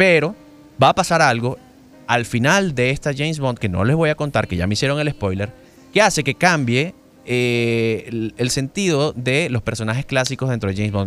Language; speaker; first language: Spanish; native; Spanish